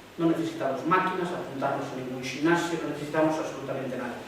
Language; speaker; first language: Spanish; non-native, local second language; Galician